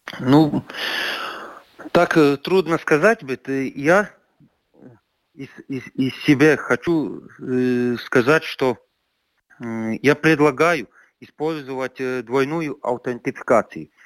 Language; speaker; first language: Russian; non-native, local second language; Latvian